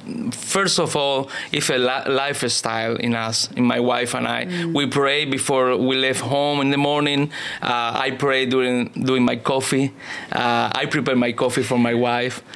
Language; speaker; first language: English; non-native, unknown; Spanish